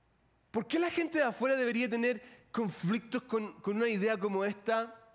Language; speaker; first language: Spanish; native; Spanish